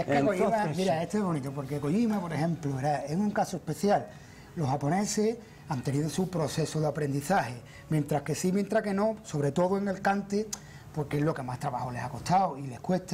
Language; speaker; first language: Spanish; native; Spanish